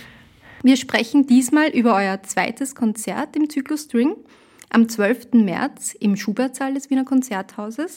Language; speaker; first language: German; native; German